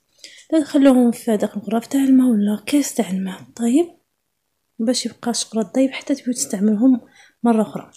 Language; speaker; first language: Arabic; native; Arabic